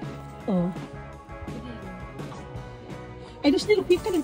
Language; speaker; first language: Swedish; non-native, learner; Cebuano